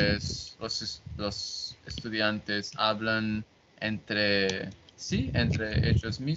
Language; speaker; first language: Spanish; non-native, learner; Portuguese